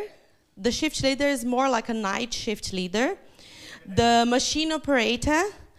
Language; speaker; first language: English; non-native, fluent; Portuguese